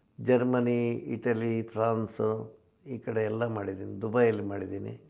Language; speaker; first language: Kannada; non-native, local second language; Konkani